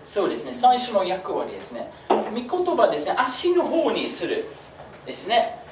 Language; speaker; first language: Japanese; non-native, fluent; English